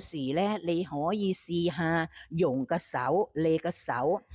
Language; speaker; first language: Cantonese; non-native, fluent; Thai